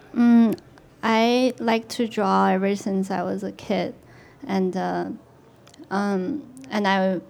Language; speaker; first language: English; non-native, fluent; Chinese